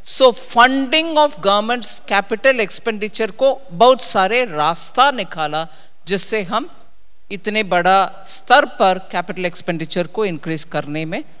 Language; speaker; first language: Hindi; non-native, local second language; Tamil